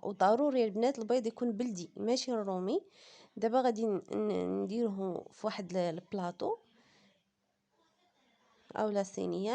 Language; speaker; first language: Arabic; native; Arabic